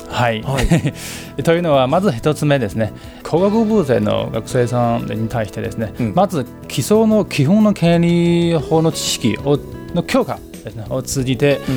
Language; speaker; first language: Japanese; non-native, fluent; Chinese